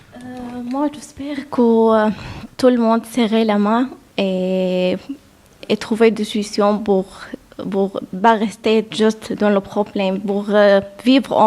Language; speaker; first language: French; non-native, learner; Arabic